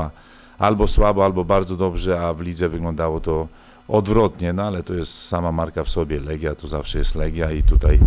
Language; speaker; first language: Polish; native; Polish